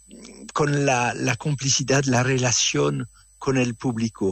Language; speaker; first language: Spanish; non-native, fluent; French